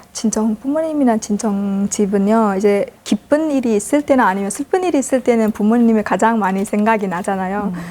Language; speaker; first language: Korean; non-native, fluent; Uzbek